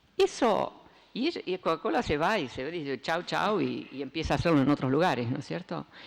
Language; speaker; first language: Spanish; early bilingual, other home language; Dutch